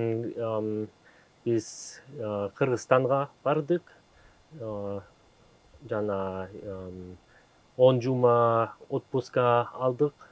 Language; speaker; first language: Kyrgyz; non-native, learner; German